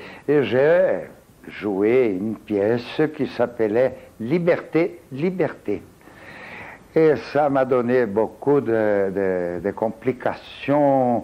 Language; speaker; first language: French; non-native, fluent; Portuguese